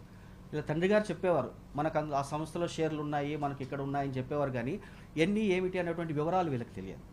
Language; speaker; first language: Telugu; native; Telugu